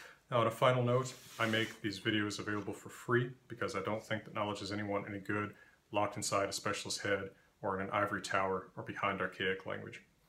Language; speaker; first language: English; native; English